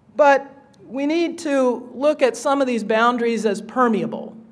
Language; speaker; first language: English; native; English